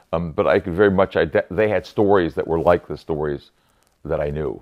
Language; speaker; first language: English; native; English